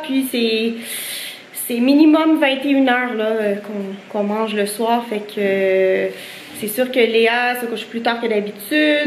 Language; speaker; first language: French; native; French